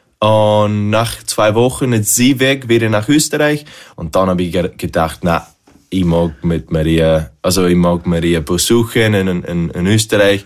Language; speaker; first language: German; non-native, fluent; English